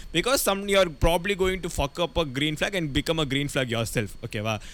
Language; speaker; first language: English; non-native, local second language; Tamil